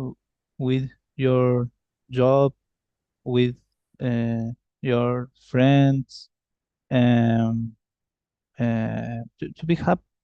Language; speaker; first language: English; non-native, learner; Spanish